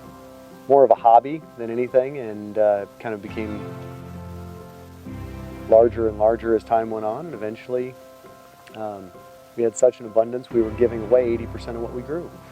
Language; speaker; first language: English; native; English